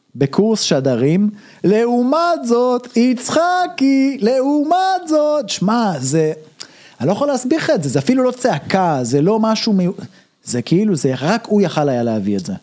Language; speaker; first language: Hebrew; native; Hebrew